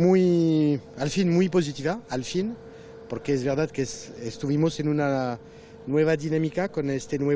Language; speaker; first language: Spanish; non-native, fluent; French